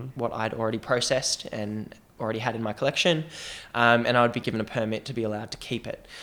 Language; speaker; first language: English; native; English